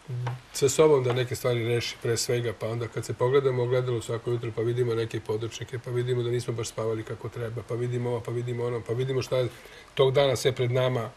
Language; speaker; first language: Croatian; native; Croatian